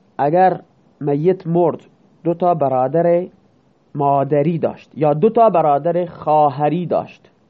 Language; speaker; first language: Persian; non-native, local second language; Baluchi